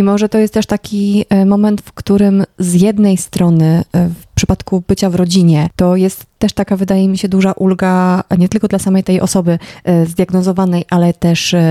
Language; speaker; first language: Polish; native; Polish